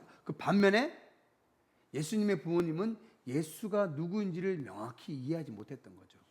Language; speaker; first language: Korean; native; Korean